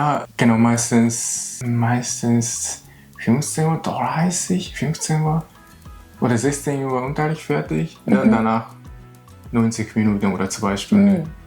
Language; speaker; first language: German; non-native, learner; Japanese